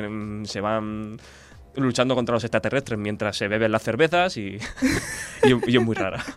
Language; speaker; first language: Spanish; native; Spanish